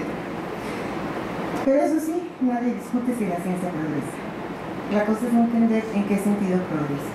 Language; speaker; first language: Spanish; native; Spanish